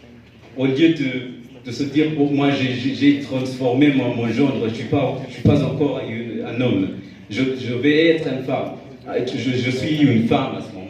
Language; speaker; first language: French; non-native, fluent; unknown